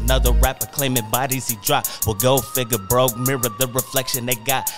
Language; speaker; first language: English; native; English